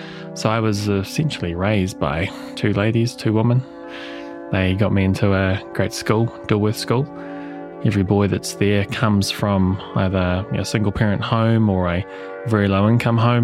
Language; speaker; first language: English; native; English